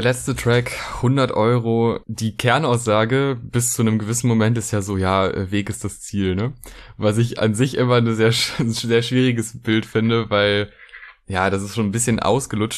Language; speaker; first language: German; native; German